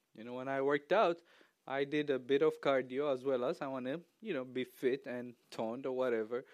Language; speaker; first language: English; non-native, fluent; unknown